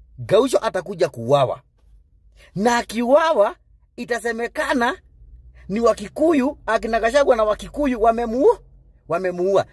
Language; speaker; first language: Swahili; native; Swahili